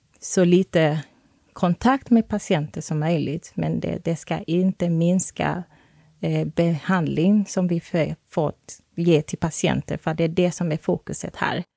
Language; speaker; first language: Swedish; non-native, fluent; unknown